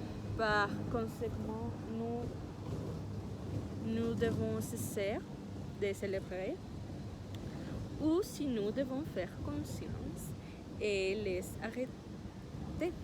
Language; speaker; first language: French; non-native, learner; Spanish